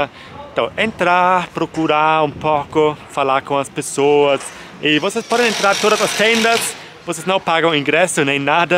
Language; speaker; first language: Portuguese; non-native, fluent; German